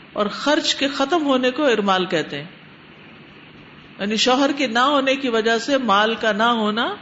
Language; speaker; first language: Urdu; native; Urdu